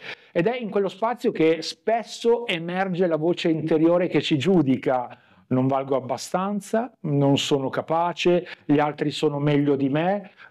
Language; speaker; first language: Italian; native; Italian